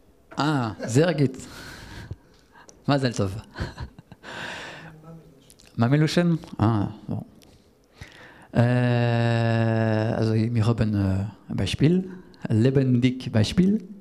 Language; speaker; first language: German; non-native, learner; French